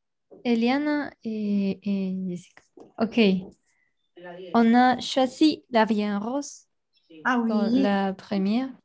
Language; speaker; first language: French; non-native, learner; Spanish